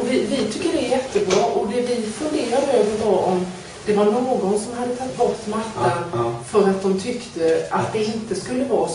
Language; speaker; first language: Swedish; native; Swedish